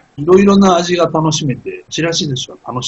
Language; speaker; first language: Japanese; native; Japanese